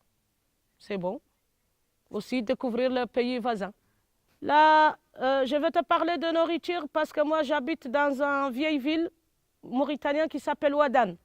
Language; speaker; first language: French; non-native, local second language; Arabic